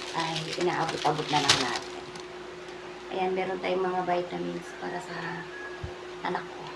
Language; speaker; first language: Filipino; non-native, local second language; Cebuano